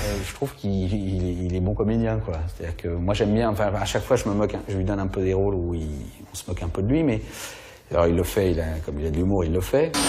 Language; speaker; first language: French; native; French